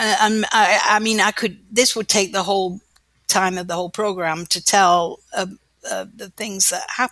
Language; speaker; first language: English; native; English